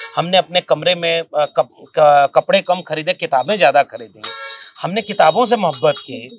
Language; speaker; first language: Hindi; native; Hindi